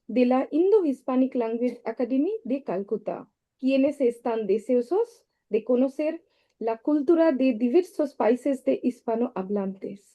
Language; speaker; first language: Spanish; non-native, learner; Bangla